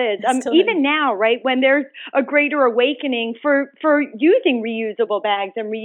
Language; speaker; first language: English; native; English